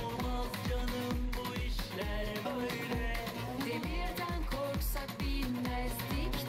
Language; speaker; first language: Turkish; non-native, learner; Korean